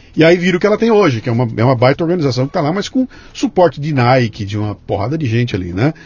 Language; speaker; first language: Portuguese; native; Portuguese